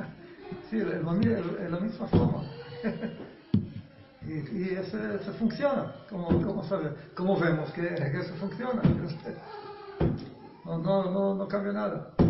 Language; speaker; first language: Spanish; non-native, learner; Hebrew